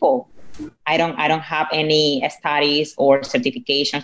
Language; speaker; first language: English; non-native, fluent; Spanish